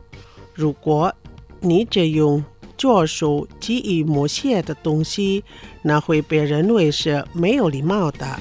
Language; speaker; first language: Chinese; non-native, fluent; Indonesian